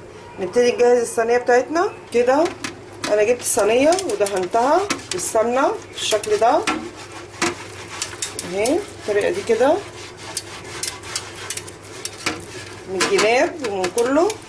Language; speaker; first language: Arabic; native; Arabic